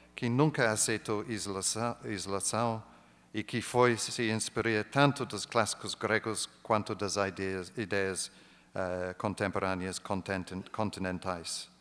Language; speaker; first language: Portuguese; non-native, fluent; English